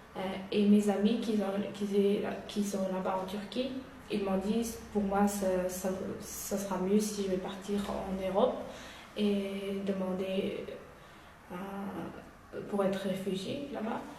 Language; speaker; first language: French; non-native, learner; Uyghur